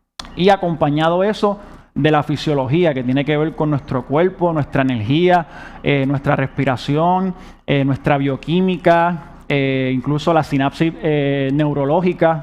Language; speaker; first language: Spanish; native; Spanish